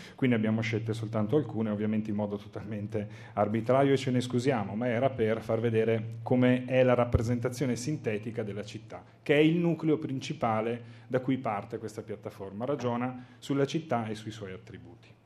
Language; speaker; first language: Italian; native; Italian